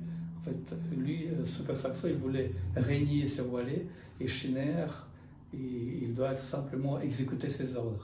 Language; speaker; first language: French; non-native, fluent; Russian